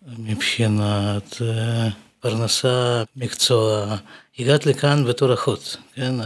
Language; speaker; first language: Hebrew; non-native, fluent; Russian